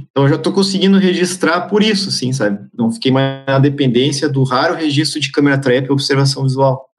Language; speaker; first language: Portuguese; native; Portuguese